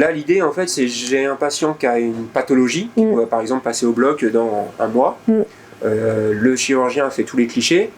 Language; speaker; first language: French; native; French